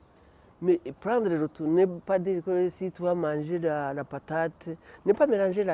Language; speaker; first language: French; non-native, local second language; Kinyarwanda